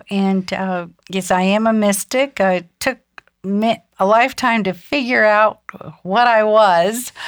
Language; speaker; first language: English; early bilingual, other home language; German